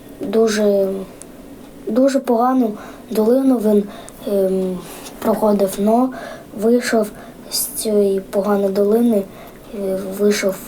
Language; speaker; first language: Ukrainian; non-native, local second language; Russian